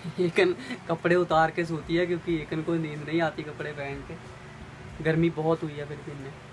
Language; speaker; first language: Hindi; non-native, local second language; Punjabi